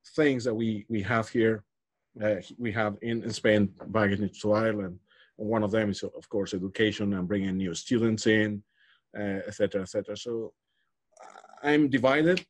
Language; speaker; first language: English; non-native, fluent; Spanish